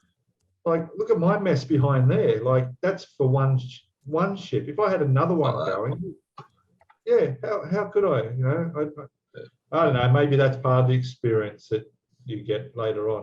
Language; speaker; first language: English; native; English